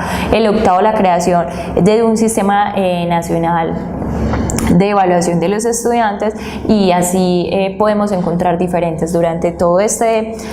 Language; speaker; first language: Spanish; native; Spanish